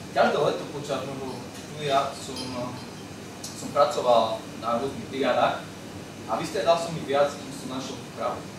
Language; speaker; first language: Slovak; native; Slovak